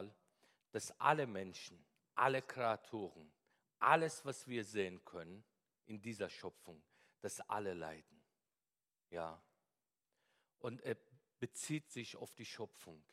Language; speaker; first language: German; non-native, fluent; Persian